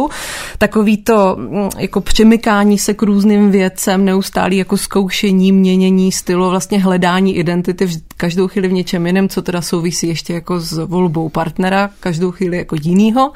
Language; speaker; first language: Czech; native; Czech